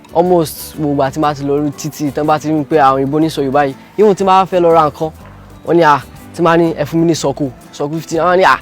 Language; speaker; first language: Yoruba; early bilingual, other home language; Portuguese